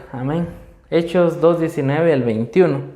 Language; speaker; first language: Spanish; native; Spanish